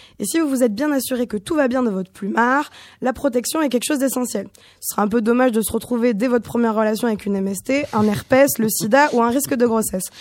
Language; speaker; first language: French; native; French